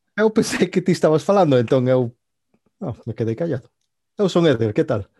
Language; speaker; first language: Galician; native; Galician